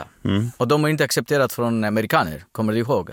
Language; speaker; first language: Swedish; non-native, fluent; Greek